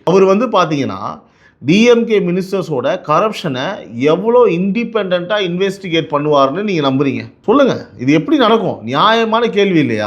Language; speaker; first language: Tamil; native; Tamil